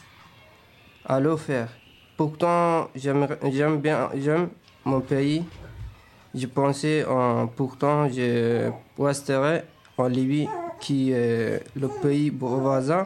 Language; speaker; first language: French; non-native, fluent; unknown